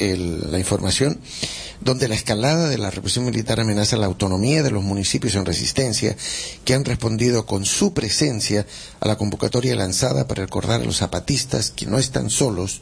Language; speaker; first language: Spanish; native; Spanish